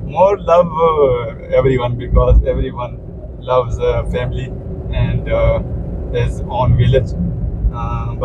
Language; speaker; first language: English; non-native, learner; Pashto